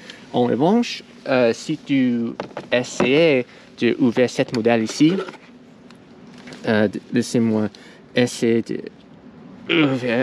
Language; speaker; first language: French; non-native, learner; English